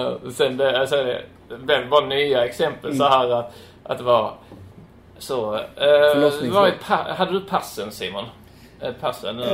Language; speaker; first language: Swedish; native; Swedish